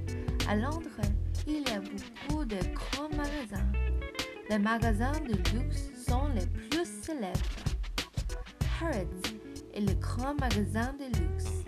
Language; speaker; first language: French; non-native, learner; English